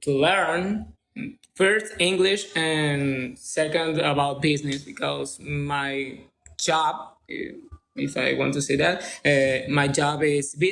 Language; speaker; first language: English; non-native, learner; Spanish